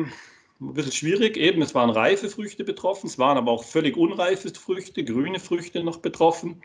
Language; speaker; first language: German; native; German